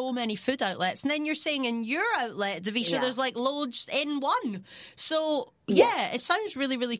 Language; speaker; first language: English; native; English